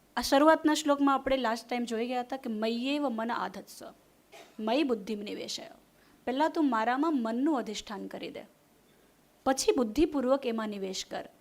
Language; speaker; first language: Gujarati; non-native, local second language; Hindi